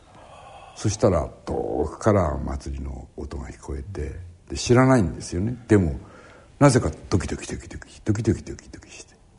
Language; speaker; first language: Japanese; native; Japanese